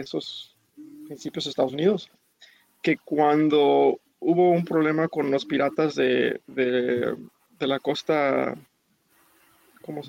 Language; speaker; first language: Spanish; early bilingual, heritage; English